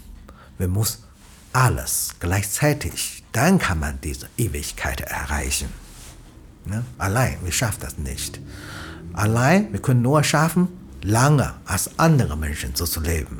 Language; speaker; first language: German; non-native, learner; Chinese